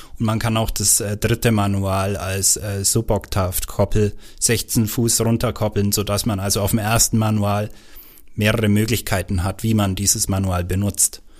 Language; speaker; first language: German; native; German